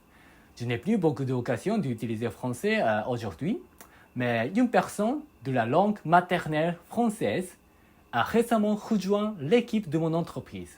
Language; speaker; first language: French; non-native, fluent; Japanese